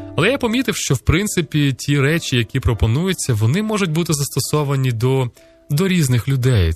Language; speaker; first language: Ukrainian; native; Ukrainian